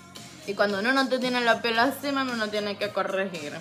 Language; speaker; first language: Spanish; native; Spanish